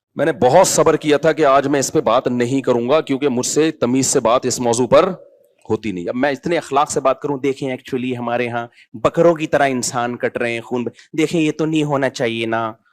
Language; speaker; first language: Urdu; native; Urdu